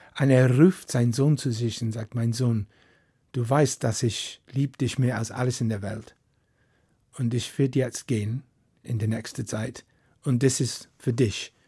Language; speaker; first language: German; non-native, fluent; English